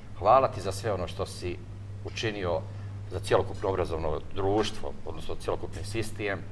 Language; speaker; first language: Bosnian; native; Bosnian